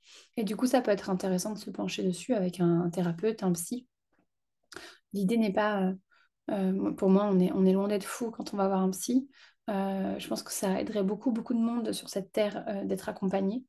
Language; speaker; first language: French; native; French